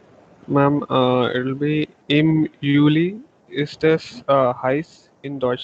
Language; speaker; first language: German; non-native, learner; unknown